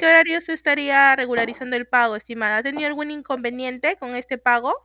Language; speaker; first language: Spanish; native; Spanish